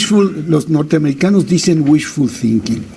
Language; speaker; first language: Spanish; native; Spanish